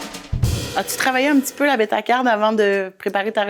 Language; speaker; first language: French; native; French